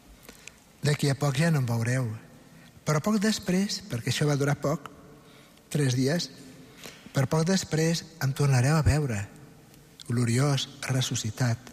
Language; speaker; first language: Catalan; native; Catalan